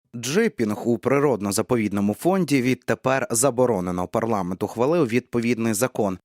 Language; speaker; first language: Ukrainian; native; Ukrainian